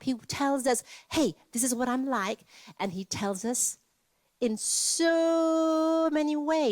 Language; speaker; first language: English; native; English